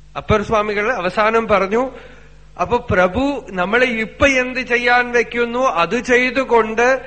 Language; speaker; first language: Malayalam; native; Malayalam